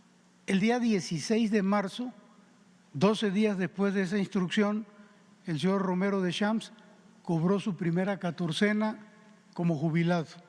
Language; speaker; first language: Spanish; native; Spanish